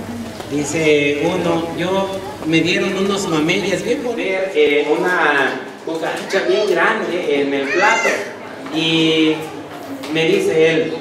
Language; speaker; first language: Spanish; native; Spanish